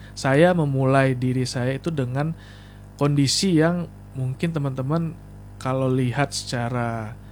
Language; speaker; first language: Indonesian; non-native, local second language; Minangkabau